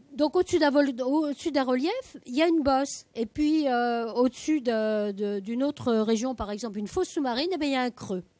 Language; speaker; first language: French; native; French